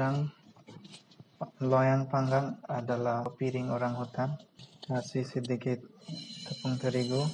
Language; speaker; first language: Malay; non-native, local second language; Bangla